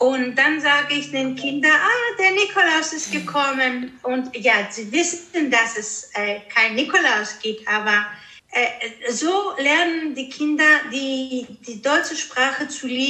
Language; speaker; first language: German; early bilingual, other home language; Greek